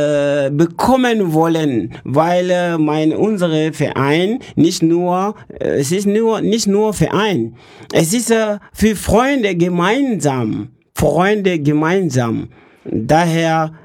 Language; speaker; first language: German; non-native, learner; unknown